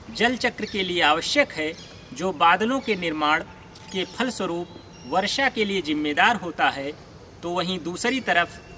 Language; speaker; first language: Hindi; native; Hindi